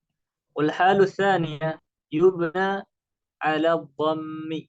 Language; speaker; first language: Arabic; non-native, fluent; Indonesian